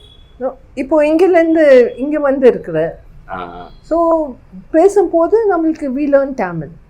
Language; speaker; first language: Tamil; non-native, local second language; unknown